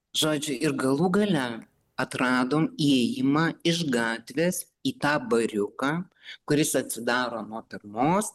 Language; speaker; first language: Lithuanian; native; Lithuanian